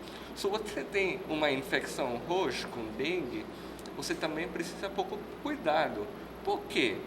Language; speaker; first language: Portuguese; non-native, learner; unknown